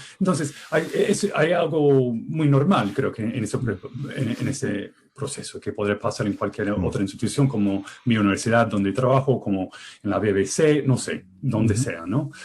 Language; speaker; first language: Spanish; non-native, fluent; English